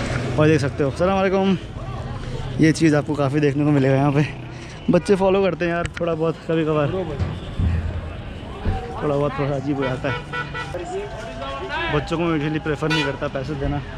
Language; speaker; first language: Hindi; native; Hindi